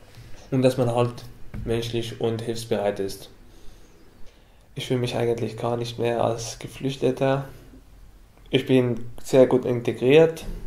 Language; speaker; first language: German; non-native, local second language; Arabic